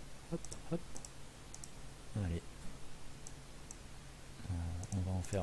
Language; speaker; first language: French; native; French